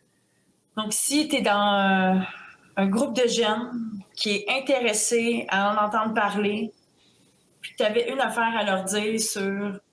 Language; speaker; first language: French; native; French